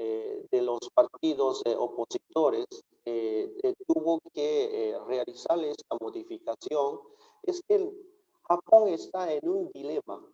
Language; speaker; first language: Spanish; non-native, fluent; Japanese